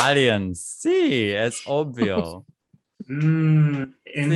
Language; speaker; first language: Spanish; non-native, fluent; English